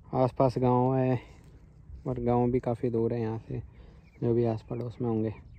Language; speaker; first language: Hindi; native; Hindi